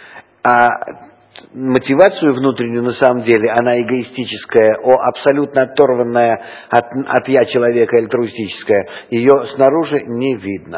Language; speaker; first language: Russian; native; Russian